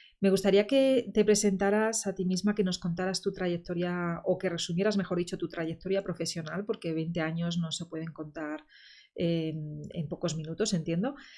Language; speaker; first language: Spanish; native; Spanish